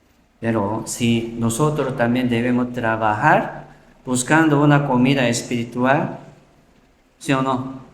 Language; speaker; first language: Spanish; non-native, learner; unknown